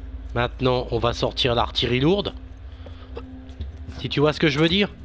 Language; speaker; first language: French; native; French